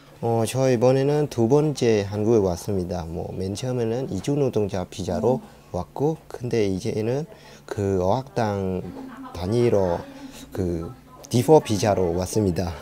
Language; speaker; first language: Korean; non-native, fluent; Khmer